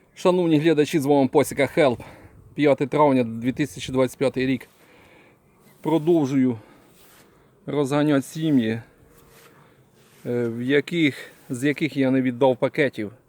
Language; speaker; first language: Ukrainian; native; Ukrainian